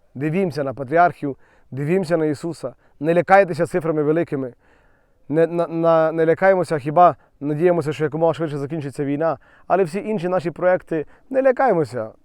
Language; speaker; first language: Ukrainian; native; Ukrainian